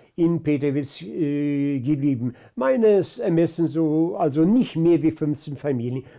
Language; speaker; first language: German; early bilingual, other home language; Polish